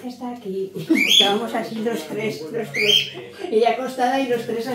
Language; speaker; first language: Spanish; native; Spanish